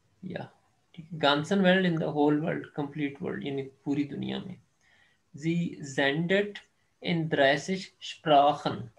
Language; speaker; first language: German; non-native, fluent; Urdu